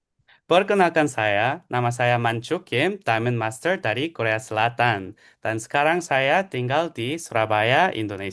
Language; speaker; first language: Indonesian; non-native, fluent; Korean